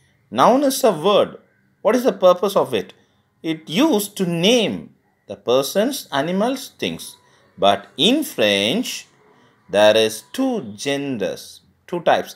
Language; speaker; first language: English; non-native, local second language; Tamil